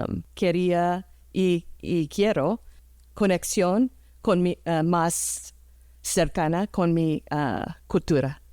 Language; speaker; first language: Spanish; early bilingual, heritage; English